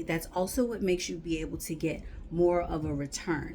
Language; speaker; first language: English; native; English